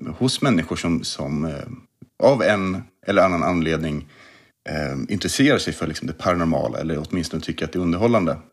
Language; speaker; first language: Swedish; native; Swedish